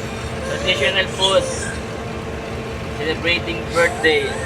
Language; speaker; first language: English; non-native, local second language; Filipino